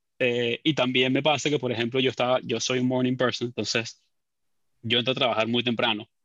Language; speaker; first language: Spanish; native; Spanish